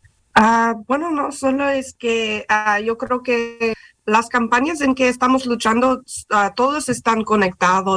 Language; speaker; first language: Spanish; non-native, fluent; English